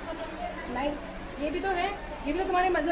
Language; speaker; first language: Hindi; native; Hindi